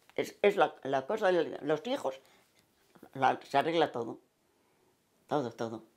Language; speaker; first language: Spanish; native; Spanish